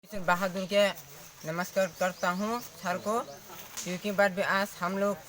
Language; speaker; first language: Hindi; non-native, local second language; Kok Borok